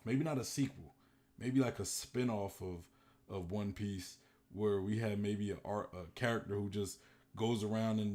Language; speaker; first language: English; native; English